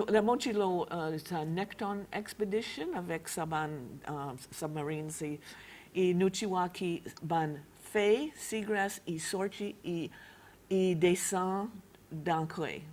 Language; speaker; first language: Haitian Creole; non-native, fluent; English